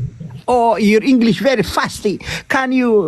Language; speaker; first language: English; non-native, learner; Tigrinya